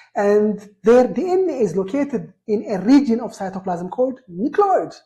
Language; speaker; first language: English; non-native, local second language; Amharic